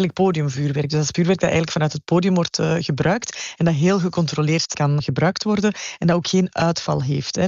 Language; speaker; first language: Dutch; native; Dutch